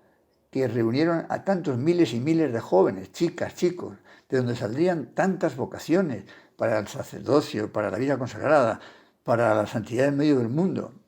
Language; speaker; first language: Spanish; native; Spanish